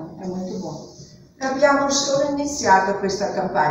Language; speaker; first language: Italian; non-native, learner; Portuguese